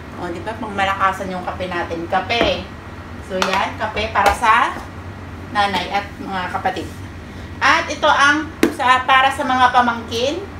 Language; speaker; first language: Filipino; native; Filipino